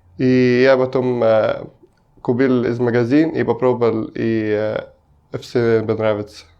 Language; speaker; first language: Russian; non-native, learner; Arabic